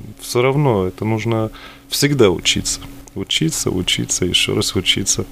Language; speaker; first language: Russian; early bilingual, other home language; Arabic